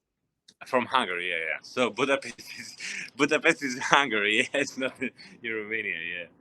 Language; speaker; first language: English; non-native, learner; Romanian